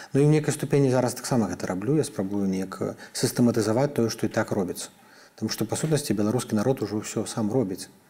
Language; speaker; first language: Belarusian; native; Belarusian